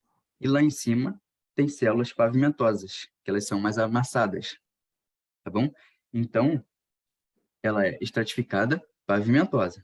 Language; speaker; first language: Portuguese; native; Portuguese